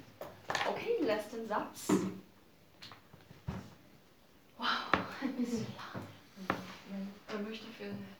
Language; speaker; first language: German; non-native, learner; Chinese